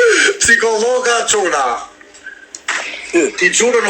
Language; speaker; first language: Italian; non-native, learner; Albanian